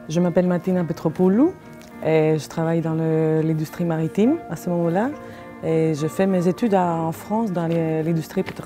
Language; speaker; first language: French; non-native, fluent; Greek